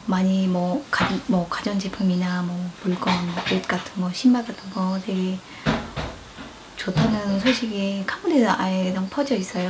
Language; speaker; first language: Korean; non-native, fluent; Khmer